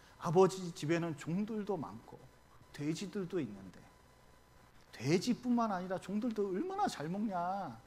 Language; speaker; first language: Korean; native; Korean